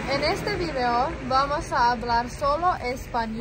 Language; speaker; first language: Spanish; non-native, learner; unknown